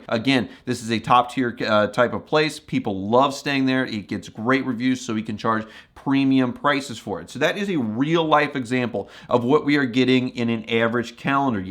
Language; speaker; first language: English; native; English